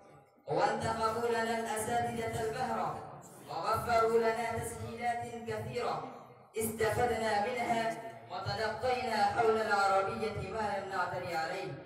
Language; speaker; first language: Arabic; non-native, learner; Urdu